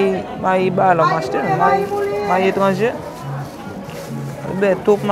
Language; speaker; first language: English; non-native, fluent; Haitian Creole